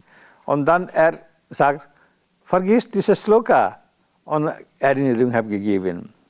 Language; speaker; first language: German; non-native, learner; Bangla